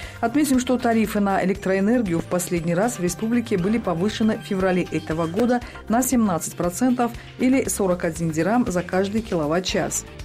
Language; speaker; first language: Russian; non-native, local second language; Tajik